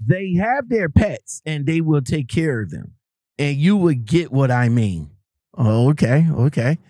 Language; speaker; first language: English; native; English